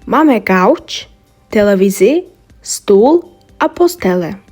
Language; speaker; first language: Czech; non-native, learner; Mongolian